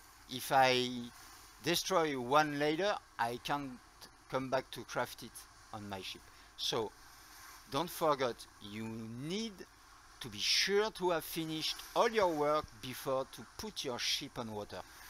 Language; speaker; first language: English; non-native, learner; French